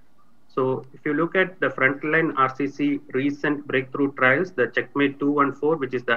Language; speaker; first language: English; non-native, local second language; Tamil